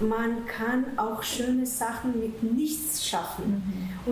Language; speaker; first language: German; non-native, fluent; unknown